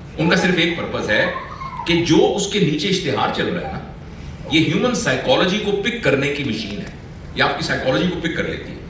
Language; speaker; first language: Urdu; non-native, local second language; Punjabi